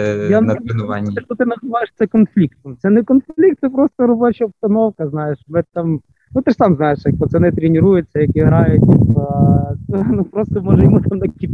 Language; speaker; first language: Ukrainian; native; Ukrainian